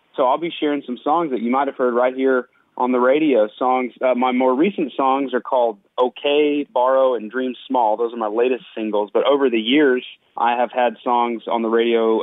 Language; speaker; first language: English; native; English